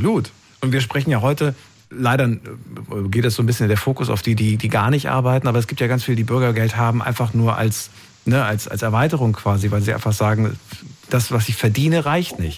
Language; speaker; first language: German; native; German